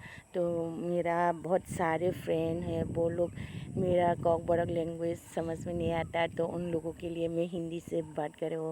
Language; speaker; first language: Hindi; non-native, local second language; Kok Borok